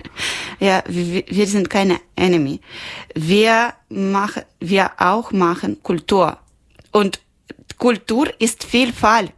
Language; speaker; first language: German; non-native, learner; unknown